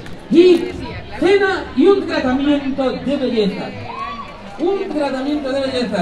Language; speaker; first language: Spanish; native; Spanish